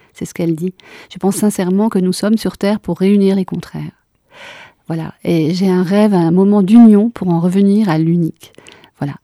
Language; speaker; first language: French; native; French